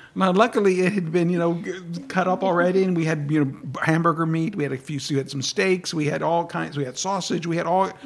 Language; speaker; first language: English; early bilingual, other home language; Spanish